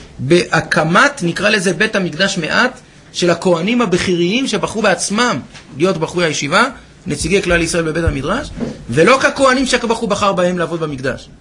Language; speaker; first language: Hebrew; native; Hebrew